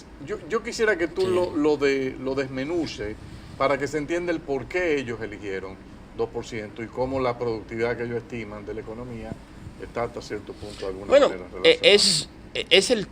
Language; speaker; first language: Spanish; native; Spanish